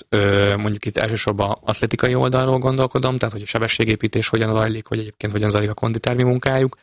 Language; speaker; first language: Hungarian; native; Hungarian